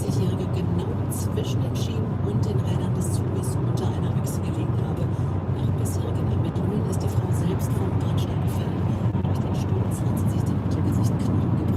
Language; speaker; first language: German; native; German